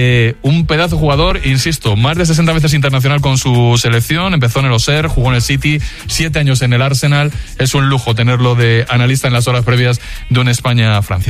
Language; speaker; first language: Spanish; native; Spanish